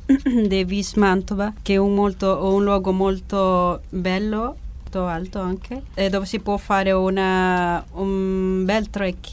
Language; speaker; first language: Italian; non-native, fluent; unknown